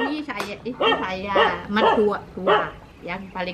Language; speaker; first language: Indonesian; non-native, local second language; Balinese